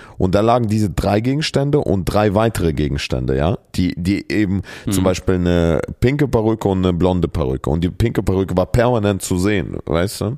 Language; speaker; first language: German; early bilingual, other home language; Russian